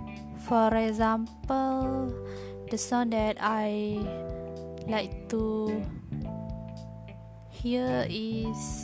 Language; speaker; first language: English; non-native, learner; Malay